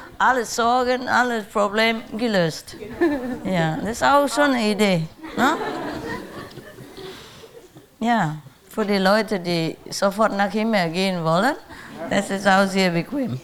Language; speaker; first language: German; non-native, learner; Vietnamese